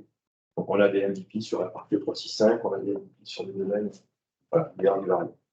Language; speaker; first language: French; native; French